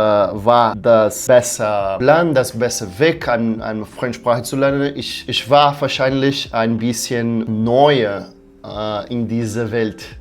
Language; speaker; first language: German; non-native, learner; Portuguese